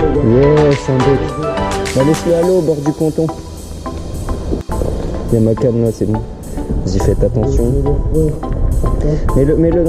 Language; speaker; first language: French; native; French